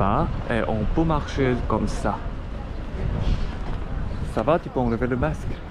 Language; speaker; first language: French; non-native, fluent; Korean